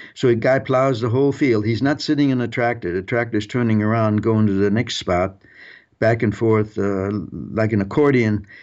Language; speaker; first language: English; early bilingual, other home language; German